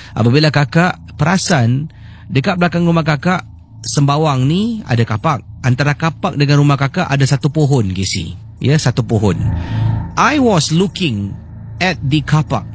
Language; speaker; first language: Malay; native; Malay